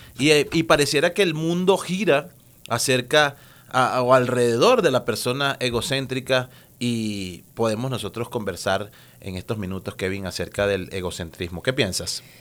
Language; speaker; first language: Spanish; native; Spanish